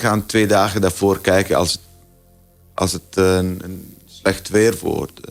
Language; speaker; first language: Dutch; non-native, fluent; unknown